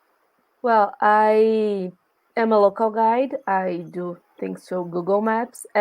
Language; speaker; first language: English; non-native, learner; Portuguese